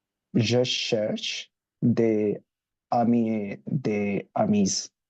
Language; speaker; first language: French; non-native, learner; Hindi